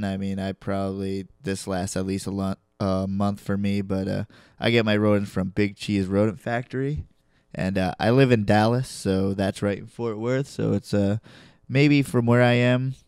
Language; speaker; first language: English; native; English